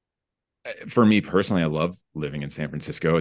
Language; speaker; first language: English; native; English